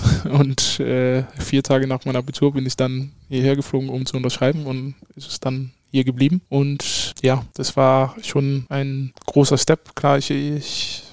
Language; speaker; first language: German; non-native, fluent; Danish